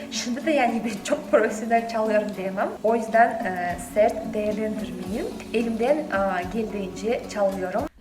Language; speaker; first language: Turkish; non-native, fluent; Kazakh